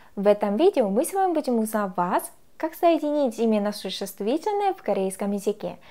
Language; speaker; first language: Russian; non-native, fluent; Korean